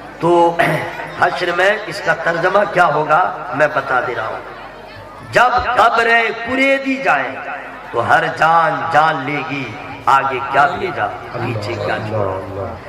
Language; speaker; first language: Urdu; native; Urdu